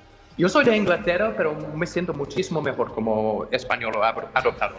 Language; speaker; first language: Spanish; non-native, fluent; English